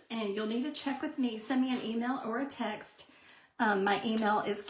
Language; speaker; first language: English; native; English